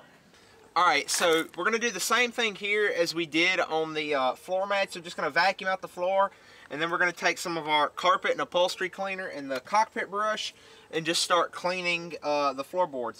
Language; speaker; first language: English; native; English